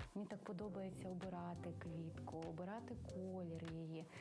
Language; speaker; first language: Ukrainian; native; Ukrainian